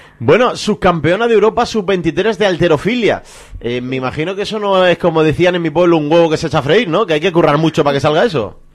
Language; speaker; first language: Spanish; native; Spanish